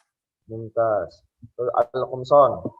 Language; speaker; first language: Arabic; non-native, fluent; Indonesian